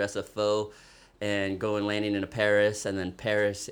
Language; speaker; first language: English; native; English